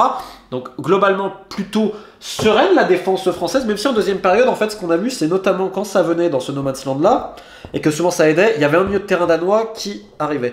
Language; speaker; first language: French; native; French